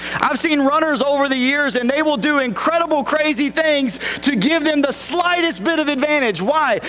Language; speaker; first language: English; native; English